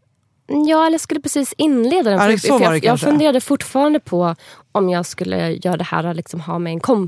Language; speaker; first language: Swedish; native; Swedish